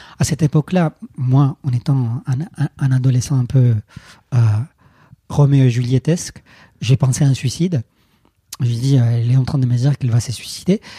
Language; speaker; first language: French; non-native, fluent; Spanish